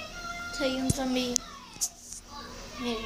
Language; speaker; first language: Spanish; native; Spanish